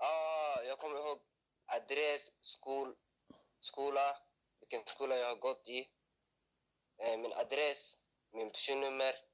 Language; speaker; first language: Swedish; early bilingual, other home language; Somali